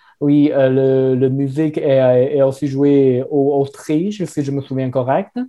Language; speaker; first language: French; non-native, learner; Chinese